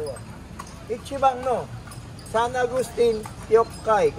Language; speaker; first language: Japanese; non-native, learner; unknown